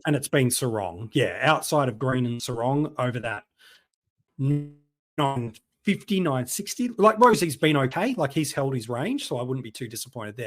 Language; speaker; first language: English; native; English